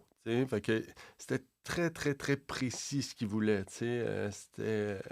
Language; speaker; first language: French; native; French